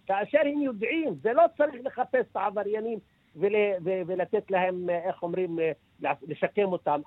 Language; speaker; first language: Hebrew; non-native, local second language; Arabic